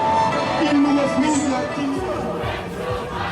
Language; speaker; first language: French; non-native, learner; Tibetan